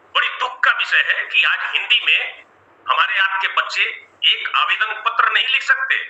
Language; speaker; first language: Hindi; native; Hindi